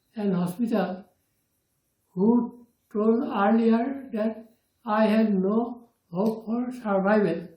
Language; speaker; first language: English; non-native, local second language; Assamese